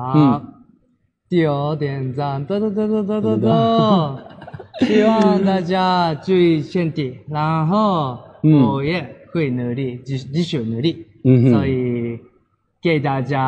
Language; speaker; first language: Chinese; non-native, learner; Japanese